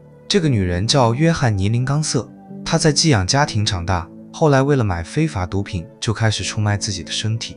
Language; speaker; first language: Chinese; native; Chinese